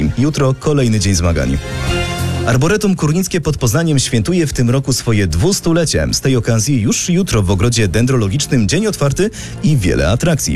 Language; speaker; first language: Polish; native; Polish